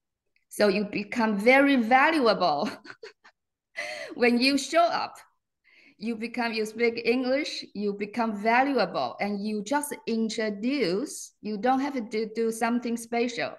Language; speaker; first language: English; non-native, fluent; Chinese